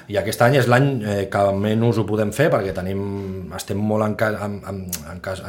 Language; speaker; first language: Catalan; native; Catalan